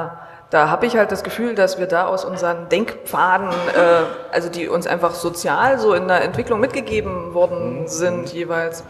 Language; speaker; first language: German; native; German